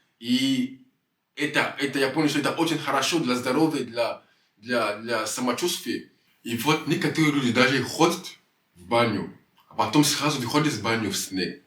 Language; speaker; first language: Russian; non-native, fluent; French